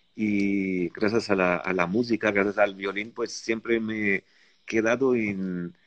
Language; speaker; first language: Spanish; non-native, fluent; Arabic